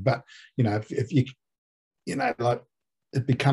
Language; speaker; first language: English; native; English